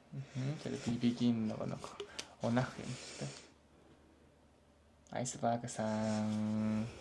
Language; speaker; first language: Mongolian; non-native, learner; Japanese